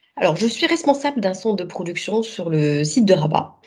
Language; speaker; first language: French; non-native, local second language; Arabic